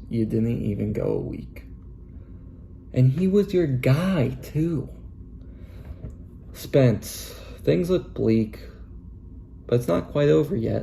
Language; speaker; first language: English; native; English